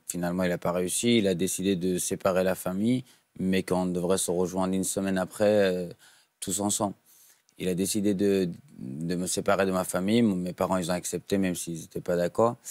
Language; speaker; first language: French; non-native, fluent; Persian